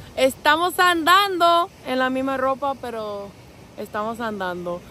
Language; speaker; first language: Spanish; non-native, fluent; English